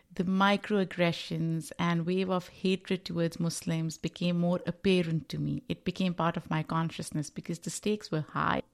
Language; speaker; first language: English; non-native, local second language; Urdu